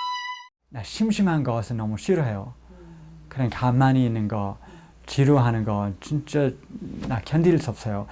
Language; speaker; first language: Korean; non-native, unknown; English